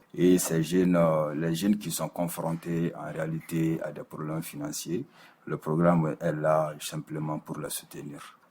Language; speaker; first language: French; non-native, local second language; Bambara